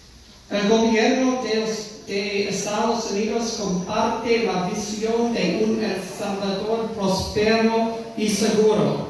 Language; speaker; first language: Spanish; non-native, fluent; English